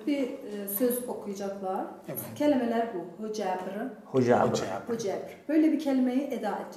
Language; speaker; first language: Turkish; non-native, fluent; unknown